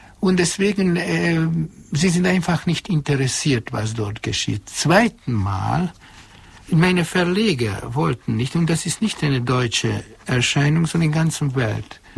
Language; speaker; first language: German; non-native, fluent; Hungarian